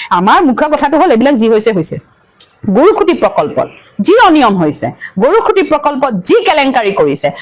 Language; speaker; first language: Assamese; native; Assamese